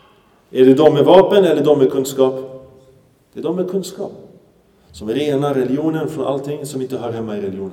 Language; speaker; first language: Swedish; early bilingual, other home language; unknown